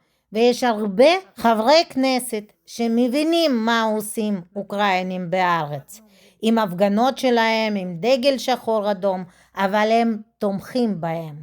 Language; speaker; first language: Hebrew; non-native, fluent; Russian